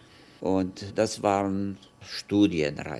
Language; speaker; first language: German; non-native, fluent; Czech